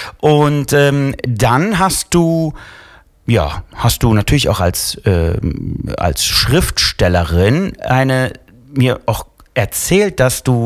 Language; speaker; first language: German; non-native, fluent; Italian